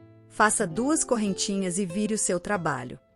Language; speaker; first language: Portuguese; native; Portuguese